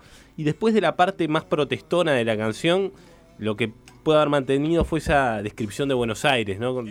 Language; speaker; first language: Spanish; native; Spanish